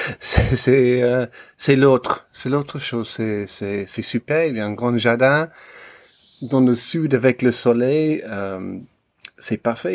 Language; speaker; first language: French; non-native, learner; English